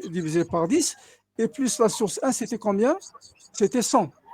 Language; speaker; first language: French; non-native, local second language; Arabic